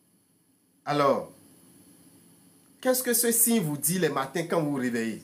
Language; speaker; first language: French; non-native, local second language; Fon